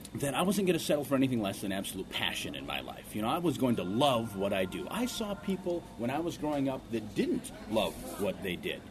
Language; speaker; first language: English; native; English